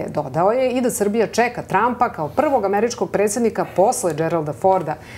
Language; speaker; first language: Bosnian; native; Bosnian